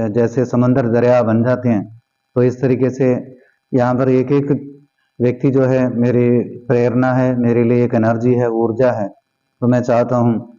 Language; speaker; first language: Hindi; non-native, local second language; Punjabi